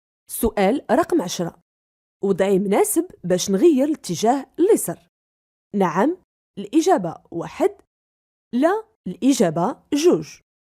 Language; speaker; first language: Arabic; native; Arabic